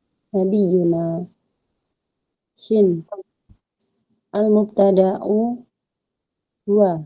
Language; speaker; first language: Arabic; non-native, learner; Indonesian